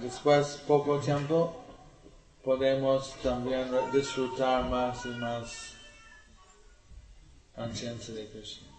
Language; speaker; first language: Spanish; non-native, learner; English